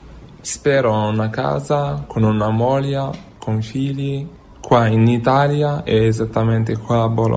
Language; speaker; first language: Italian; non-native, fluent; Arabic